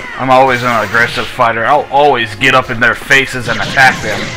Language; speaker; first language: English; native; English